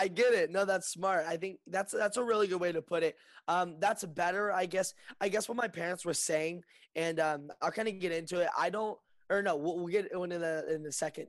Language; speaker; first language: English; native; English